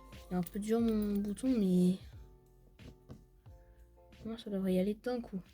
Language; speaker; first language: French; native; French